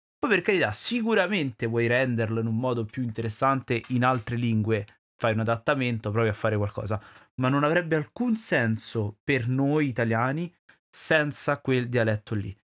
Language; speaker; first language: Italian; native; Italian